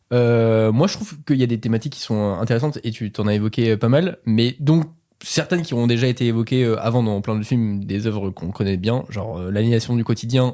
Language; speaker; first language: French; native; French